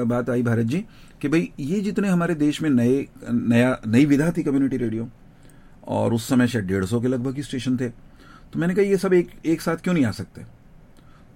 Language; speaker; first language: Hindi; native; Hindi